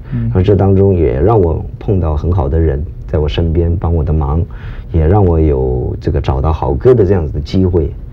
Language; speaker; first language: Chinese; early bilingual, heritage; Chinese